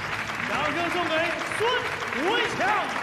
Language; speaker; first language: Chinese; native; Chinese